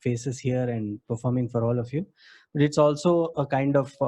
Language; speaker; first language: English; non-native, local second language; Kannada